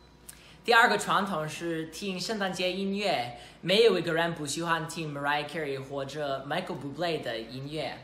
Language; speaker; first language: Chinese; non-native, fluent; English